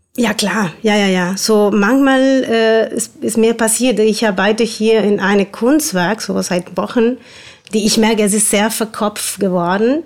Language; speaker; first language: German; non-native, fluent; Spanish